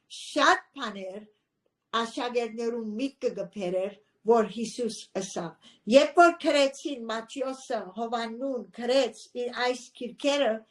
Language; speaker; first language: Armenian; early bilingual, heritage; Armenian